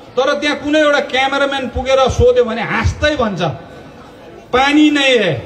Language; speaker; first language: Nepali; native; Nepali